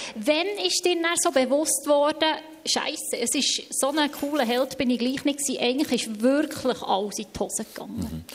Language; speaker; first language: German; native; German